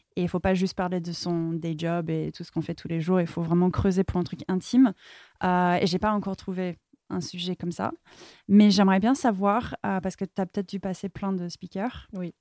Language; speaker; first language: French; non-native, fluent; English